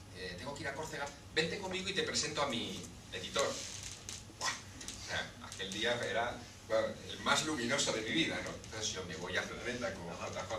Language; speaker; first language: Spanish; native; Spanish